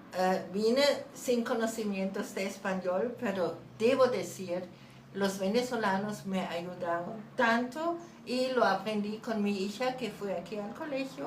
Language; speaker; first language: Spanish; non-native, fluent; German